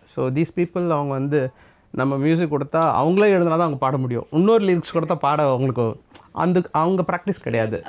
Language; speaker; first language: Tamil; native; Tamil